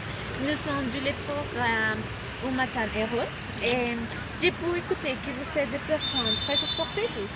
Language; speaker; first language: French; non-native, learner; Spanish